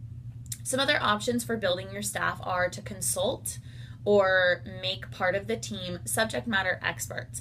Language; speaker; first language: English; native; English